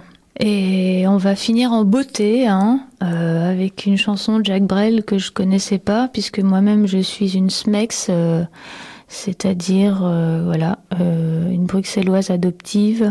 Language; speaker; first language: French; native; French